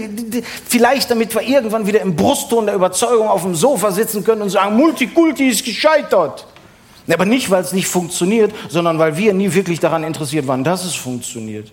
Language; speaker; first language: German; native; German